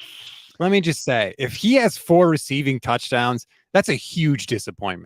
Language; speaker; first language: English; native; English